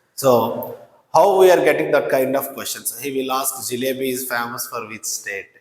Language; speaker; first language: English; non-native, local second language; Telugu